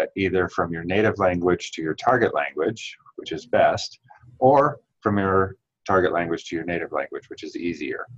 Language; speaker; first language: English; native; English